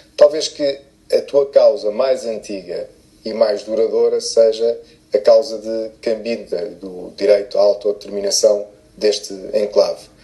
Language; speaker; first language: Portuguese; native; Portuguese